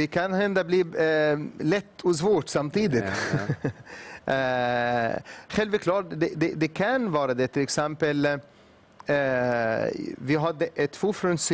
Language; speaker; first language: Swedish; non-native, fluent; Arabic